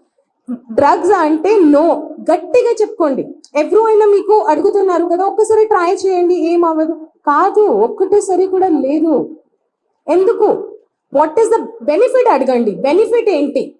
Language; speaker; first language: Telugu; non-native, fluent; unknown